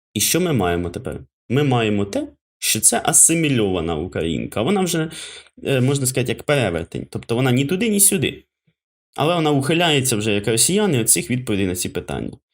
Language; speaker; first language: Ukrainian; native; Ukrainian